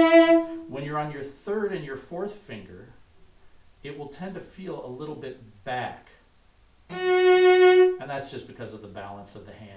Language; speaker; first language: English; native; English